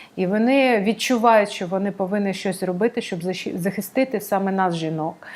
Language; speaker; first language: Ukrainian; non-native, local second language; Russian